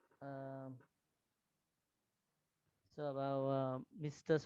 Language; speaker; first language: English; non-native, learner; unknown